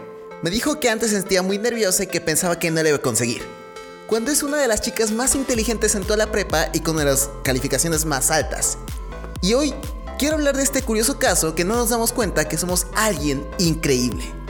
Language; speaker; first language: Spanish; native; Spanish